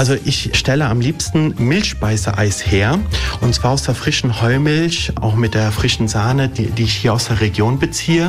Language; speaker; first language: German; early bilingual, other home language; Italian